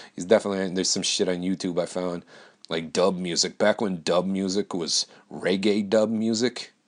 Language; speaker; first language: English; native; English